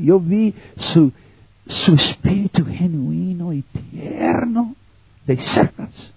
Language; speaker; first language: Spanish; non-native, fluent; English